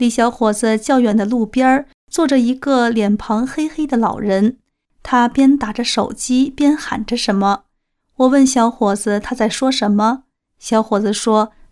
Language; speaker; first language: Chinese; native; Chinese